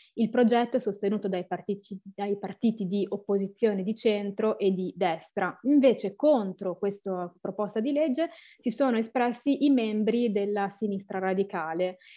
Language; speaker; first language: Italian; native; Italian